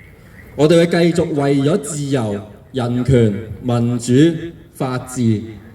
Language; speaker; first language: Cantonese; native; Cantonese